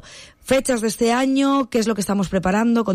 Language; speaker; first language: Spanish; native; Spanish